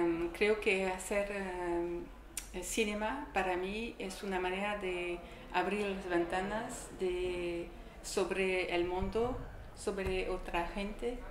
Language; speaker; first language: Spanish; non-native, learner; French